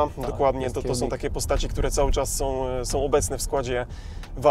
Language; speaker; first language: Polish; native; Polish